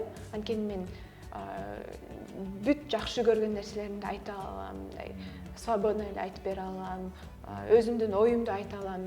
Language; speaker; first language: Kyrgyz; early bilingual, heritage; Kyrgyz